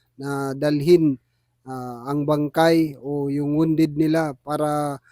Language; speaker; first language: Filipino; non-native, local second language; Tausug